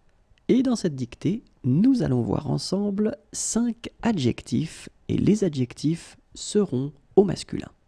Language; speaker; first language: French; native; French